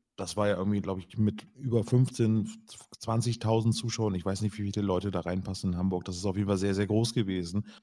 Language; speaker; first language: German; native; German